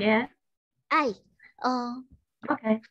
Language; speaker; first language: English; non-native, learner; Chinese